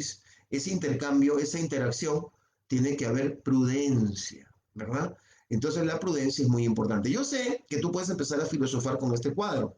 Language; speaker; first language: Spanish; native; Spanish